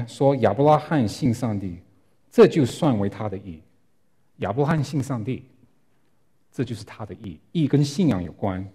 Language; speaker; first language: Chinese; non-native, fluent; English